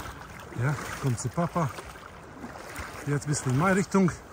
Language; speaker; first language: German; non-native, learner; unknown